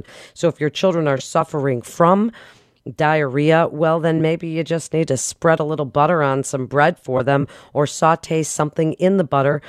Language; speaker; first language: English; native; English